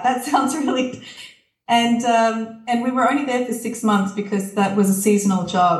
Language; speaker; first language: English; native; English